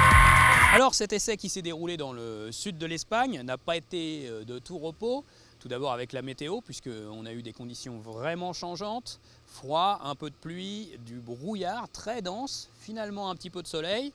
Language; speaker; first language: French; native; French